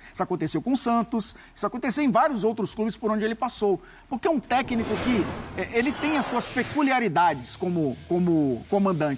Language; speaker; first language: Portuguese; native; Portuguese